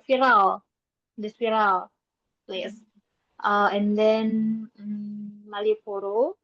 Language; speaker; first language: English; non-native, learner; Indonesian